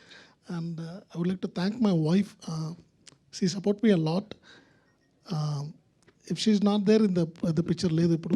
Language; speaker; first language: Telugu; non-native, local second language; Tamil